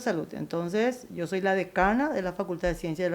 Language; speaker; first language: Spanish; native; Spanish